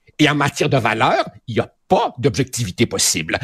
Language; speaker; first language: French; native; French